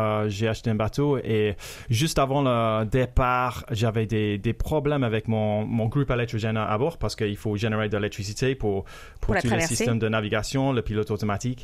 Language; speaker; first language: French; non-native, fluent; English